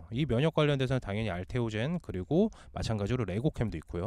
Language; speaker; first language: Korean; native; Korean